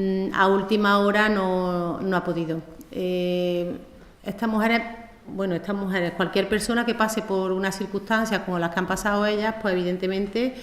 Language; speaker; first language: Spanish; native; Spanish